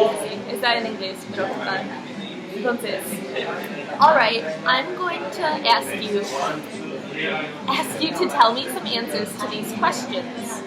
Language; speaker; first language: Spanish; non-native, learner; English